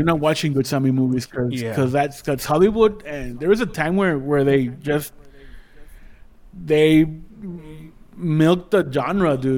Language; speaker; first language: English; early bilingual, other home language; Spanish